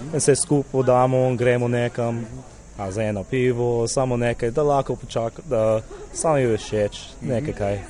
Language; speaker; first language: Slovenian; early bilingual, heritage; Slovenian